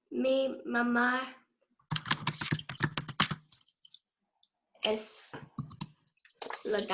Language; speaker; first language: Spanish; non-native, learner; English